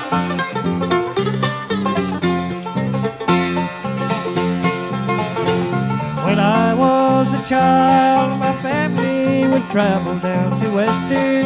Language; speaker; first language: English; native; English